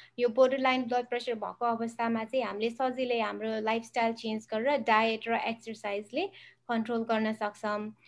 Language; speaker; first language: Nepali; native; Nepali